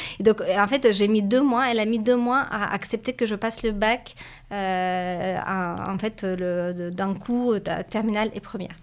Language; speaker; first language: French; non-native, fluent; Russian